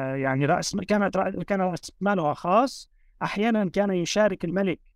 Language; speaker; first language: Arabic; native; Arabic